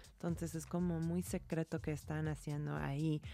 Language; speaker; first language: Spanish; non-native, fluent; English